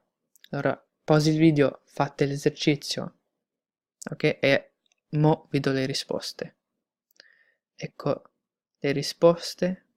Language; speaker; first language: Italian; non-native, fluent; English